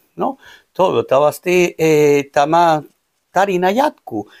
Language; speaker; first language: Finnish; non-native, fluent; Spanish